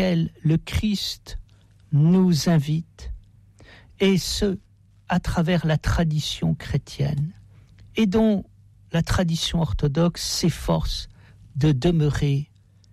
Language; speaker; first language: French; native; French